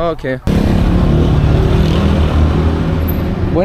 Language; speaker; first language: Spanish; non-native, learner; French